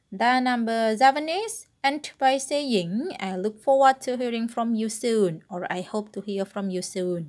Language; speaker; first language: English; non-native, fluent; Indonesian